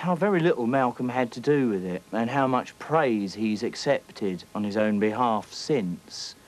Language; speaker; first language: English; native; English